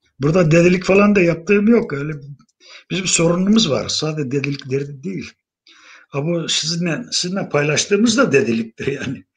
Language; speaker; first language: Turkish; non-native, local second language; Zaza